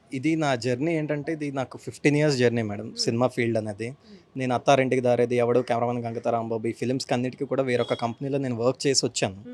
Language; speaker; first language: Telugu; native; Telugu